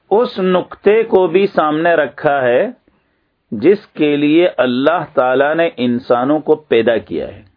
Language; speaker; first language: Urdu; native; Urdu